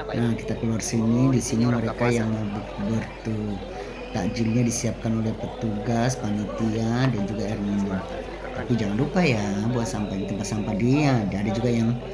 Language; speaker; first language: Indonesian; native; Indonesian